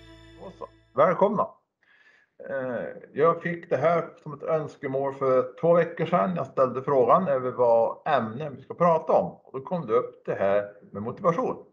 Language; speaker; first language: Swedish; native; Swedish